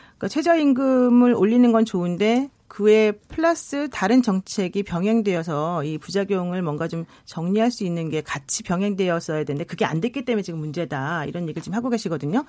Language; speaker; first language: Korean; native; Korean